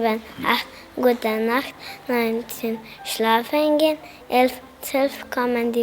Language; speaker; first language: German; non-native, learner; Slovenian